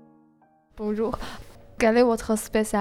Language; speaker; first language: French; non-native, learner; Chinese